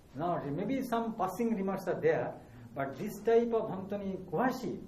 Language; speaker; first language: English; non-native, local second language; Bangla